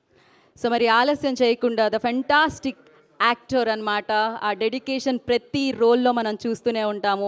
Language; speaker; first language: Telugu; native; Telugu